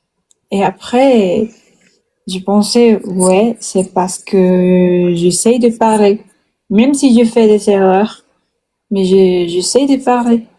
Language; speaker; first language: French; non-native, learner; Spanish